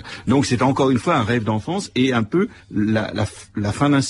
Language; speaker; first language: French; native; French